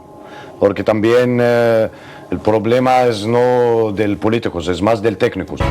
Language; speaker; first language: Spanish; non-native, learner; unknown